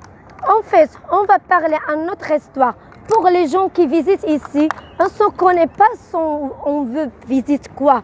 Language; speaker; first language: French; non-native, learner; Arabic